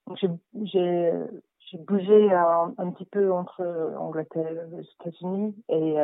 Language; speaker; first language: French; non-native, learner; English